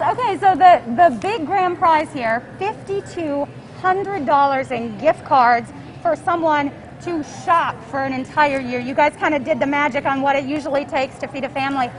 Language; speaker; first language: English; native; English